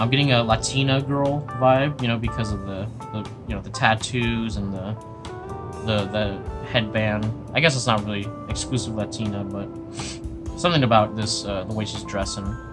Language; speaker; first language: English; native; English